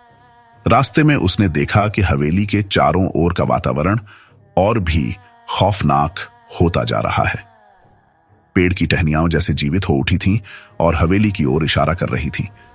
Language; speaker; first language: Hindi; native; Hindi